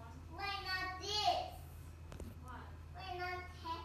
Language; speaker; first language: Korean; early bilingual, heritage; Korean